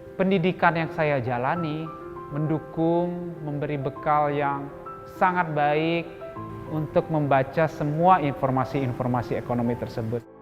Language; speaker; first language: Indonesian; native; Indonesian